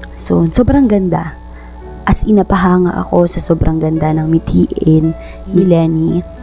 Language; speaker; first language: Filipino; non-native, local second language; Bikol